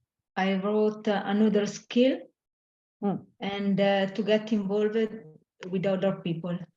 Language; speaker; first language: English; non-native, learner; Italian